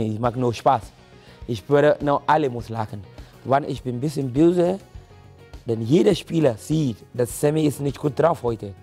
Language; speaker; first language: German; non-native, fluent; Akan